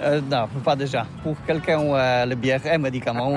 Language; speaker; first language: French; non-native, learner; Polish